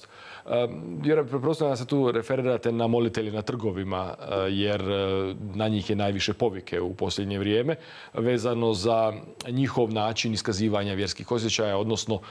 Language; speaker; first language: Croatian; native; Croatian